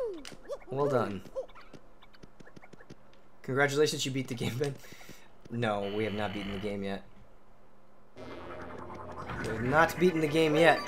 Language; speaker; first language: English; native; English